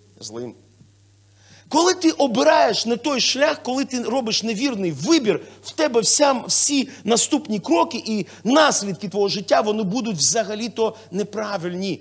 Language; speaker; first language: Ukrainian; non-native, local second language; Russian